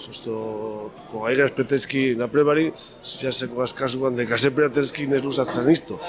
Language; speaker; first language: Macedonian; non-native, fluent; Spanish